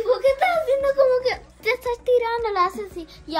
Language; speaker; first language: Spanish; early bilingual, heritage; Spanish